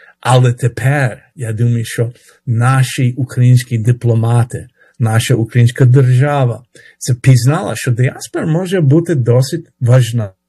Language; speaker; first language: Ukrainian; early bilingual, heritage; Ukrainian